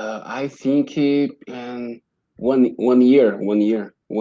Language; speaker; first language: English; non-native, learner; Portuguese